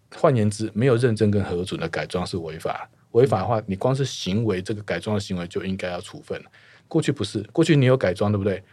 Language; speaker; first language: Chinese; native; Chinese